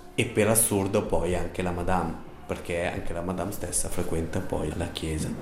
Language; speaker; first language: Italian; native; Italian